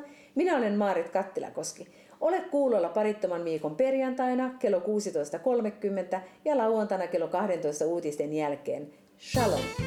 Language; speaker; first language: Finnish; native; Finnish